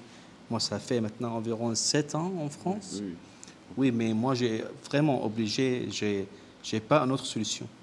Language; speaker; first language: French; non-native, learner; Arabic